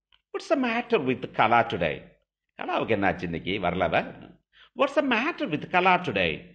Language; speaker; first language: English; non-native, local second language; Tamil